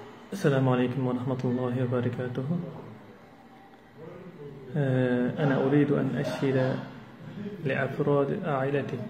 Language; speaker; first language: Arabic; non-native, learner; Uyghur